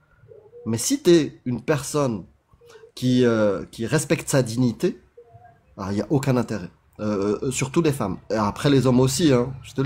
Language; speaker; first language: French; native; French